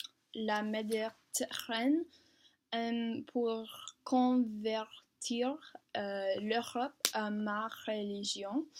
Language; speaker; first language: French; non-native, learner; English